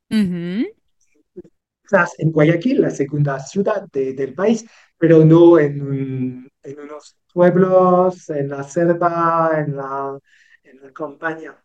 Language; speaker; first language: Spanish; non-native, learner; French